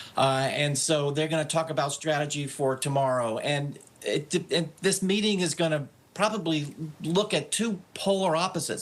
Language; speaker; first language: English; native; English